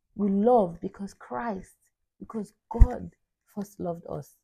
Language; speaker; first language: English; non-native, local second language; Igbo